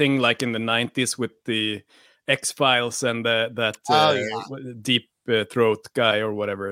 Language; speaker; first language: English; non-native, fluent; Swedish